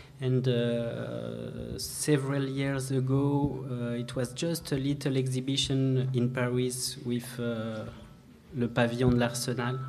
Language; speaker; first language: English; non-native, learner; French